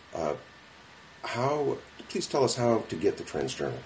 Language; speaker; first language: English; native; English